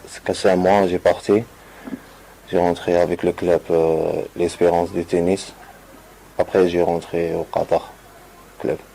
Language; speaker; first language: French; non-native, learner; Arabic